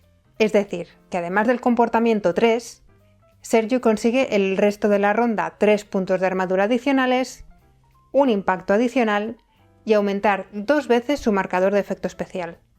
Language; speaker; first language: Spanish; native; Spanish